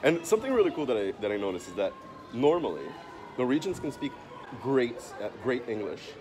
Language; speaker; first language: English; non-native, fluent; Portuguese